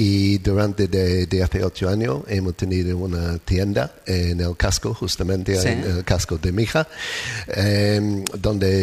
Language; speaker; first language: Spanish; non-native, fluent; English